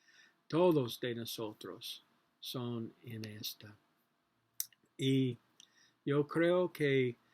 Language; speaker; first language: Spanish; non-native, learner; English